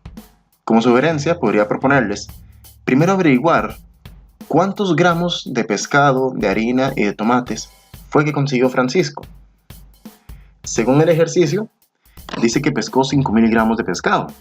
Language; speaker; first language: Spanish; native; Spanish